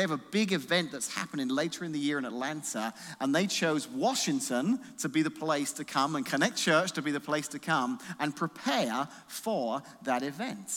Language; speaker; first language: English; native; English